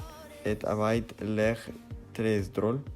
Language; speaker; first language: French; non-native, learner; Spanish